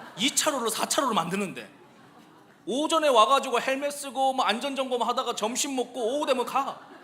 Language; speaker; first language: Korean; native; Korean